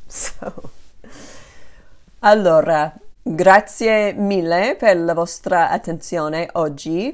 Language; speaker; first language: Italian; non-native, fluent; English